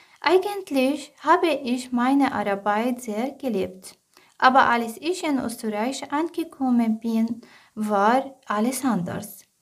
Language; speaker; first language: German; non-native, fluent; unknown